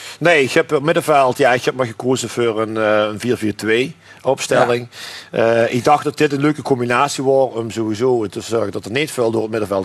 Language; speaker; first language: Dutch; native; Dutch